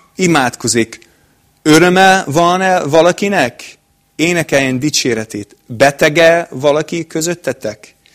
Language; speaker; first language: Hungarian; non-native, fluent; English